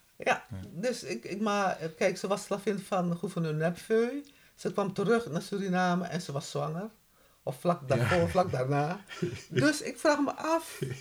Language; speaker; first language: Dutch; native; Dutch